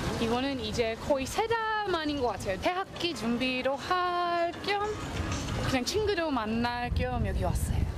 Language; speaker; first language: Korean; non-native, fluent; English